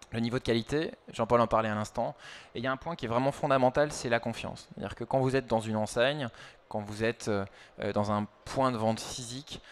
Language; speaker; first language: French; native; French